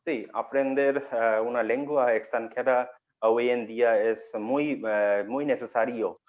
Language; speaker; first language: Spanish; non-native, learner; Bangla